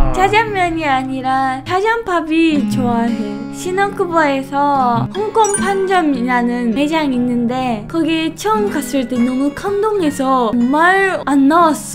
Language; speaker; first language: Korean; non-native, fluent; Japanese